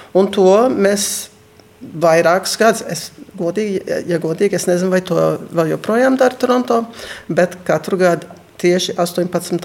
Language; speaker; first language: Latvian; early bilingual, heritage; Latvian